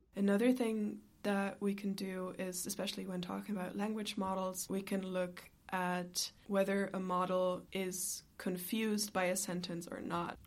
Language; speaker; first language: English; non-native, fluent; German